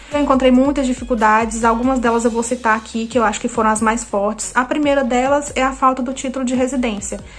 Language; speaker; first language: Portuguese; native; Portuguese